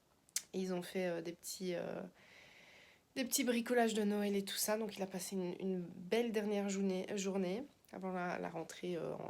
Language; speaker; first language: French; native; French